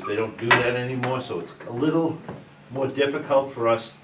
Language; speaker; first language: English; native; English